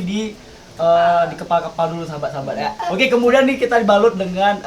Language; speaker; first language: Indonesian; native; Indonesian